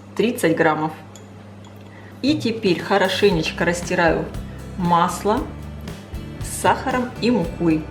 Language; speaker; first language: Russian; native; Russian